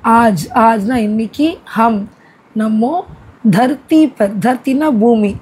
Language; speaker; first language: Hindi; non-native, local second language; Tamil